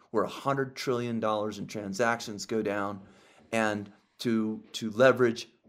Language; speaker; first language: English; native; English